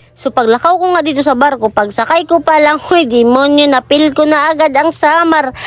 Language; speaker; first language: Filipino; non-native, local second language; Waray